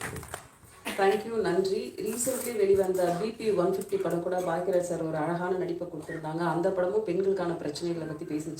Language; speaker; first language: Tamil; native; Tamil